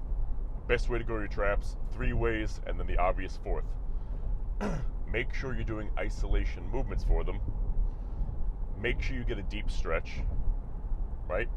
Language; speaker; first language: English; native; English